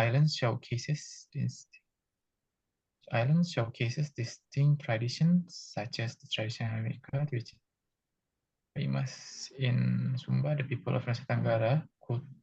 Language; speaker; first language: English; non-native, fluent; Indonesian